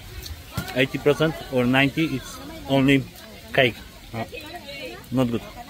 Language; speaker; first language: English; non-native, learner; Polish